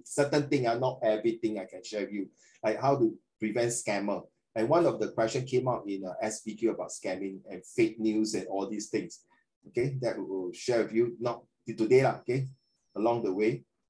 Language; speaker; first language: English; non-native, local second language; Chinese